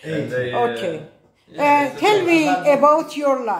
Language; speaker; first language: English; non-native, learner; Persian